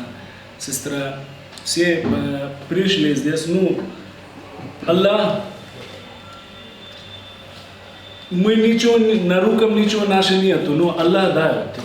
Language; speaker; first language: Russian; non-native, learner; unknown